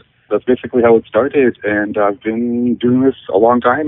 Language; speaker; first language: English; native; English